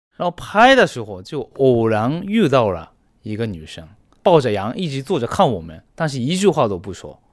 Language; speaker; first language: Chinese; non-native, fluent; Japanese